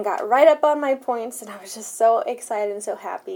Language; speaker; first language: English; early bilingual, other home language; Spanish